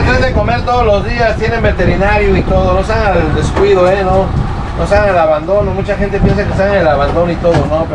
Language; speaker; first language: Spanish; native; Spanish